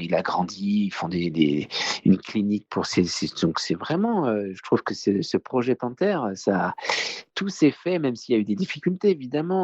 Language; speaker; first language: French; native; French